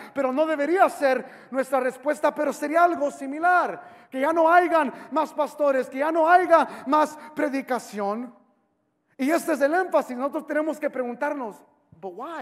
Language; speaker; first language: Spanish; native; Spanish